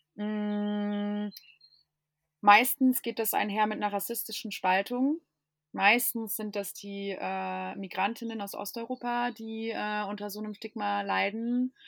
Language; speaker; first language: German; non-native, fluent; English